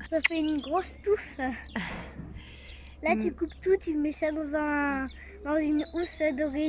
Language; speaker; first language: French; native; French